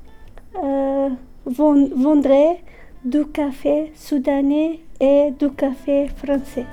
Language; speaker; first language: French; non-native, learner; Arabic